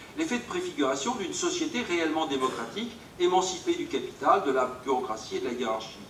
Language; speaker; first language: French; native; French